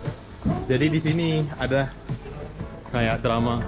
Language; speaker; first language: Indonesian; non-native, fluent; Turkish